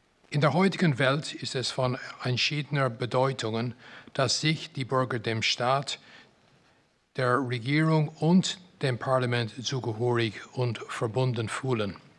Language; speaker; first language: German; non-native, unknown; English